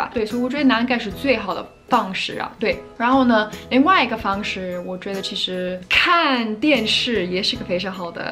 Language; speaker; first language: Chinese; non-native, fluent; English